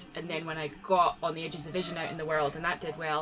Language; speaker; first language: English; native; English